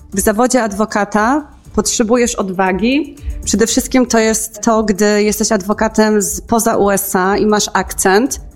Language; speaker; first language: Polish; native; Polish